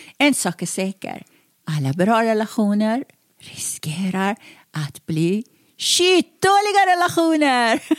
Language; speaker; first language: Swedish; non-native, fluent; Persian